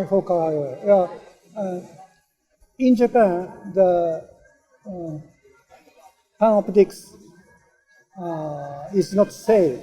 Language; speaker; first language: English; non-native, learner; Japanese